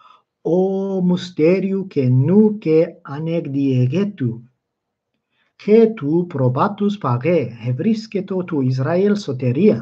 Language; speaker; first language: Greek; non-native, fluent; English